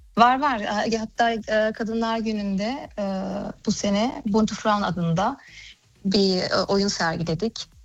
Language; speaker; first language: Turkish; early bilingual, heritage; Turkish